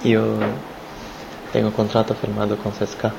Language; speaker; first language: Spanish; non-native, learner; Portuguese